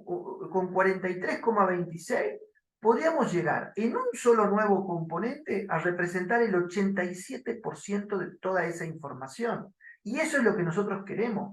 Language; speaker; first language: Spanish; native; Spanish